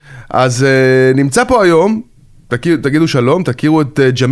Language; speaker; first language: Hebrew; native; Hebrew